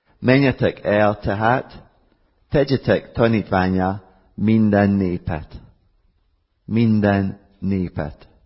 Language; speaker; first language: Hungarian; non-native, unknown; English